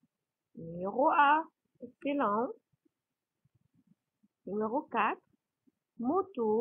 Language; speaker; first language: French; non-native, fluent; Arabic